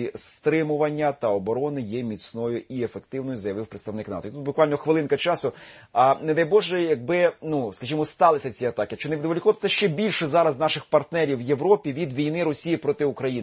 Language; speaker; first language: Ukrainian; native; Ukrainian